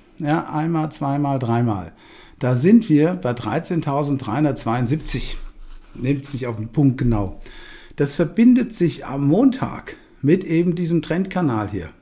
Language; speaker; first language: German; native; German